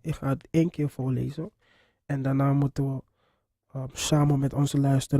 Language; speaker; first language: Dutch; non-native, fluent; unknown